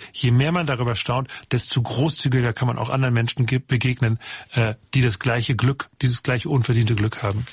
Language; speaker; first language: German; native; German